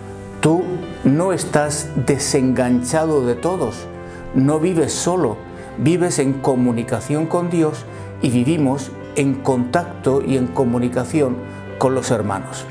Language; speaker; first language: Spanish; native; Spanish